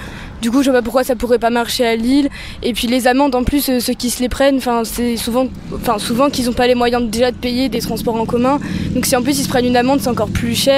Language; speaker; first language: French; native; French